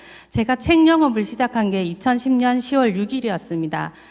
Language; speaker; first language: Korean; native; Korean